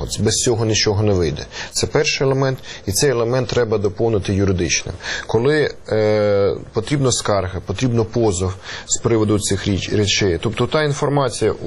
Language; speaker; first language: Ukrainian; native; Ukrainian